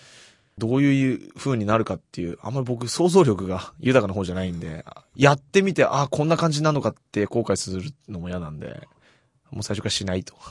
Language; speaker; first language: Japanese; native; Japanese